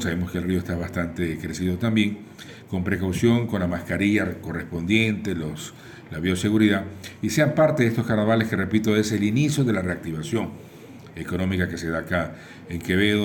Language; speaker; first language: Spanish; native; Spanish